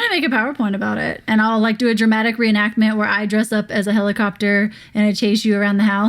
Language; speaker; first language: English; native; English